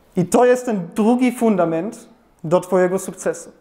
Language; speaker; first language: Polish; non-native, fluent; German